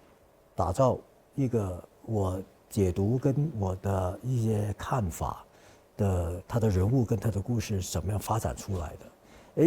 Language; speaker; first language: Chinese; non-native, fluent; Cantonese